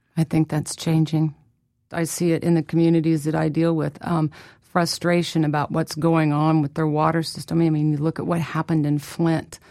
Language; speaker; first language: English; native; English